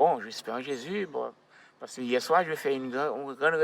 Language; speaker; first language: French; non-native, local second language; Haitian Creole